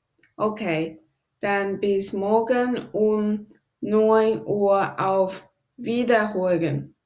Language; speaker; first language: German; non-native, learner; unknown